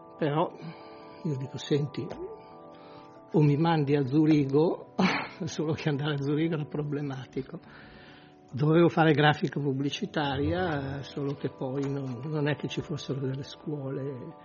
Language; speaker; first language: Italian; native; Italian